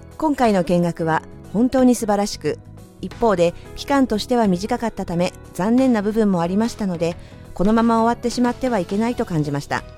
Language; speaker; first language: Japanese; native; Japanese